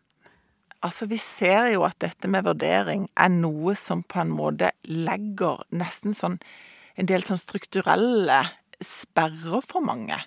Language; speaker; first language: Norwegian; native; Norwegian